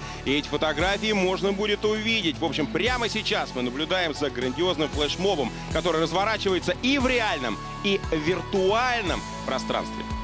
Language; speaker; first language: Russian; native; Russian